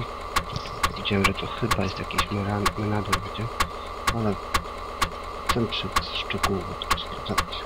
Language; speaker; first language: Polish; native; Polish